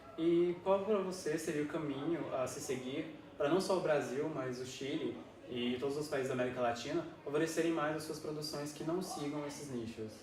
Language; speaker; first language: Portuguese; native; Portuguese